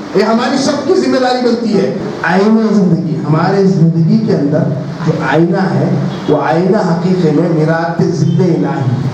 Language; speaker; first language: Urdu; native; Urdu